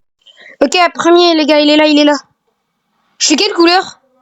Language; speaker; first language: French; native; French